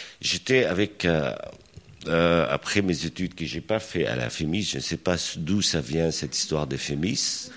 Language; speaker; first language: French; non-native, local second language; Arabic